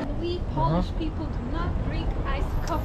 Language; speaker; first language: English; non-native, fluent; Polish